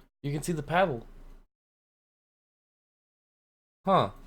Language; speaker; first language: English; native; English